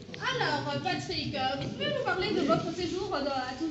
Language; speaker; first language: French; non-native, local second language; Arabic